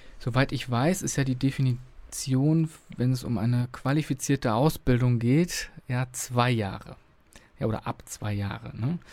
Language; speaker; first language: German; native; German